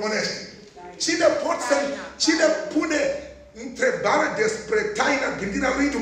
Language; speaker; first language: Romanian; non-native, fluent; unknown